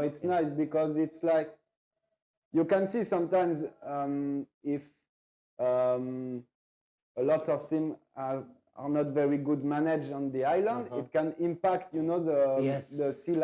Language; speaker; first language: English; non-native, fluent; French